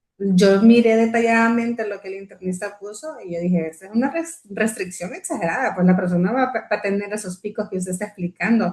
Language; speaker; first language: Spanish; native; Spanish